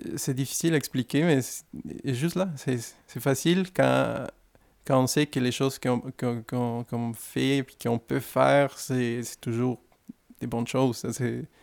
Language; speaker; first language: French; non-native, fluent; Spanish